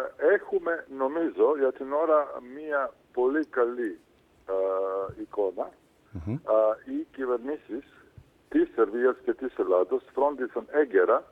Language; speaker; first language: Greek; non-native, fluent; Serbian